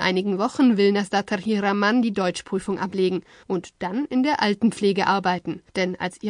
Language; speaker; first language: German; native; German